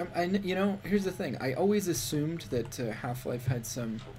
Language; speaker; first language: English; native; English